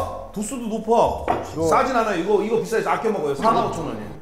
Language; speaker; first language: Korean; native; Korean